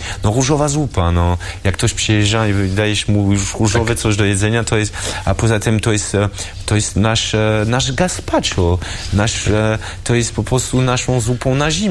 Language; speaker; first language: Polish; early bilingual, heritage; French